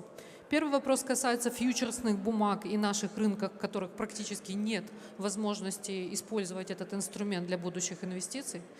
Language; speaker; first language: Russian; native; Russian